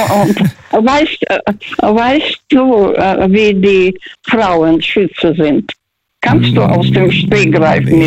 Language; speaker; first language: German; non-native, fluent; Russian